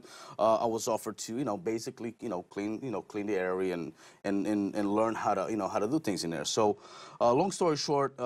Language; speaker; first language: English; non-native, fluent; Portuguese